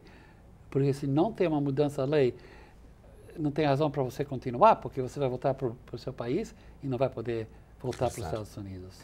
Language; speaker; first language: Portuguese; non-native, fluent; English